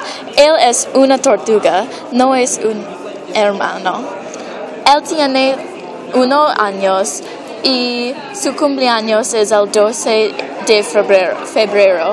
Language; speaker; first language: Spanish; non-native, learner; English